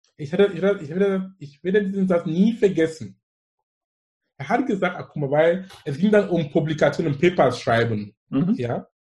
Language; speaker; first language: German; non-native, fluent; English